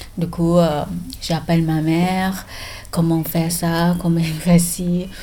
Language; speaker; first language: French; non-native, learner; Thai